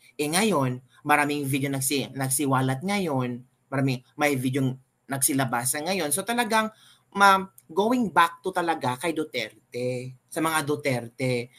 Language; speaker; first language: Filipino; non-native, local second language; Cebuano